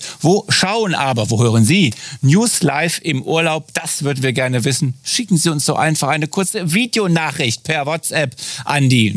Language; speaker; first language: German; native; German